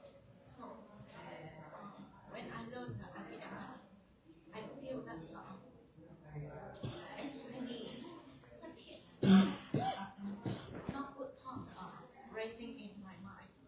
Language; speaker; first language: English; non-native, learner; Vietnamese